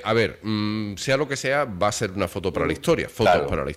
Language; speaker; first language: Spanish; native; Spanish